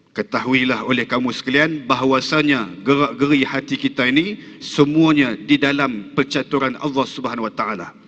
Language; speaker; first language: Malay; native; Malay